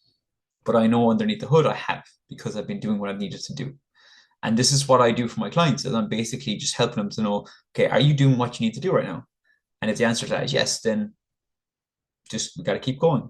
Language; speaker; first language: English; native; English